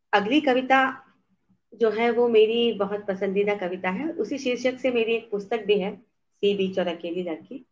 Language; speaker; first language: Hindi; native; Hindi